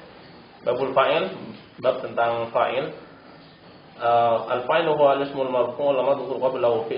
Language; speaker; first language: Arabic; non-native, learner; Indonesian